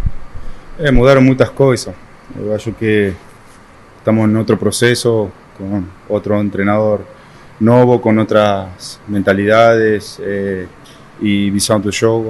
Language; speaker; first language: Portuguese; non-native, fluent; Spanish